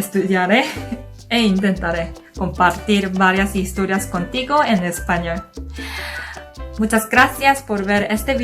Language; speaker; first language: Spanish; non-native, learner; Korean